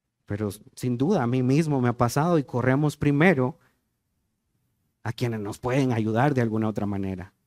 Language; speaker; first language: Spanish; native; Spanish